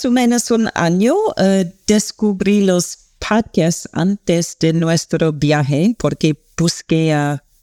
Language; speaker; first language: Spanish; non-native, learner; English